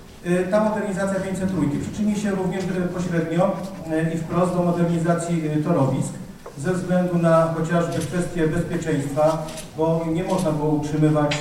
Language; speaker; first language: Polish; native; Polish